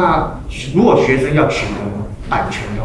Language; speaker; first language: Chinese; native; Chinese